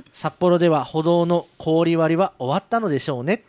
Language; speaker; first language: Japanese; native; Japanese